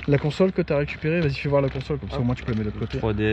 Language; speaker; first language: French; native; French